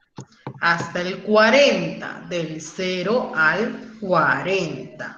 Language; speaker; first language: Spanish; native; Spanish